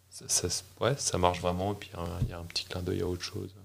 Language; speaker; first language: French; native; French